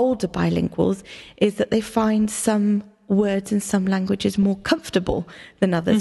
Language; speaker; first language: English; native; English